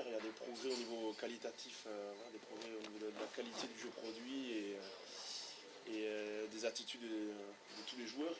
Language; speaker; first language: French; native; French